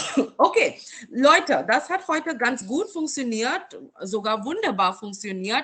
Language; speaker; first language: German; non-native, fluent; Marathi